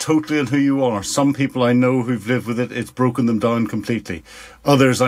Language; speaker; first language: English; native; English